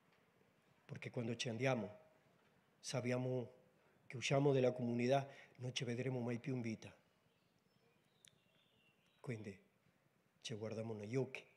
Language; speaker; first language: Italian; non-native, learner; Spanish